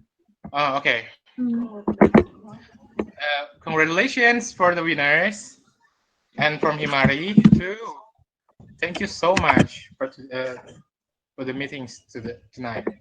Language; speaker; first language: English; non-native, fluent; Indonesian